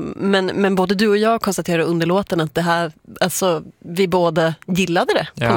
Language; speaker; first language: Swedish; native; Swedish